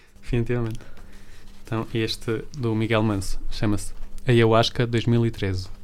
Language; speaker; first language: Portuguese; early bilingual, other home language; Spanish